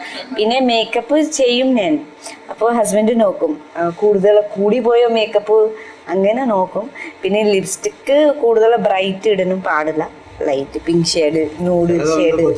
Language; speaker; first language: Malayalam; non-native, learner; Nepali